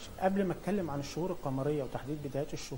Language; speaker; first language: Arabic; native; Arabic